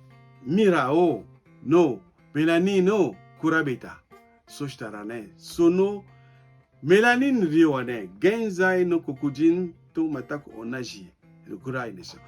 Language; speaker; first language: Japanese; non-native, fluent; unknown